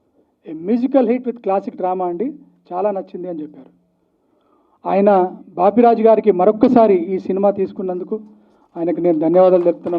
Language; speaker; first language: Telugu; native; Telugu